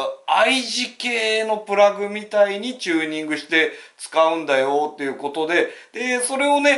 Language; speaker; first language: Japanese; native; Japanese